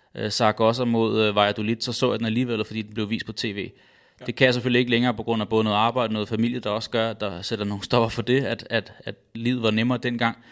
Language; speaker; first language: Danish; native; Danish